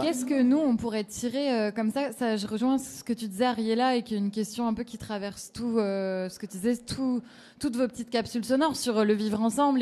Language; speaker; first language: French; native; French